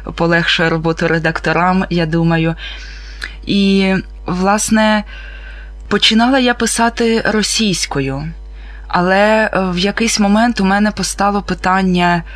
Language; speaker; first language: Ukrainian; non-native, local second language; Russian